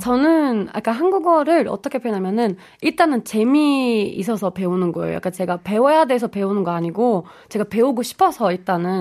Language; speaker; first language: Korean; non-native, fluent; German